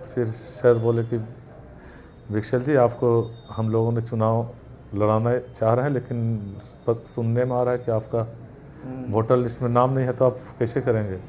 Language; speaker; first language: Hindi; native; Hindi